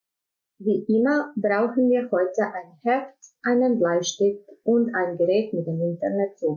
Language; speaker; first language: German; non-native, fluent; Croatian